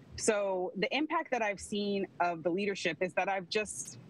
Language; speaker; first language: English; native; English